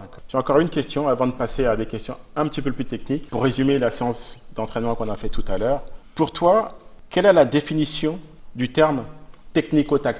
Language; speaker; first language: French; native; French